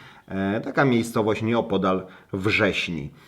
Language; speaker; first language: Polish; native; Polish